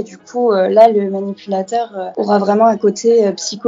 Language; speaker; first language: French; native; French